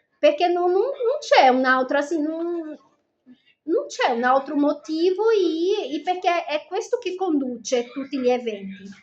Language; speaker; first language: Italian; non-native, fluent; Portuguese